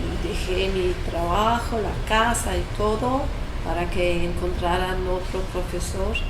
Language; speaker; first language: Spanish; non-native, fluent; English